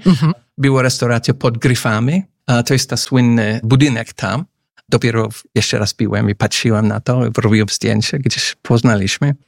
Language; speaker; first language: Polish; non-native, fluent; English